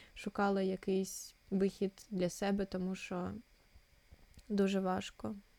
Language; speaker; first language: Ukrainian; non-native, local second language; Russian